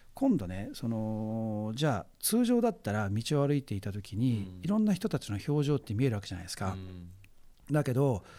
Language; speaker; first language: Japanese; native; Japanese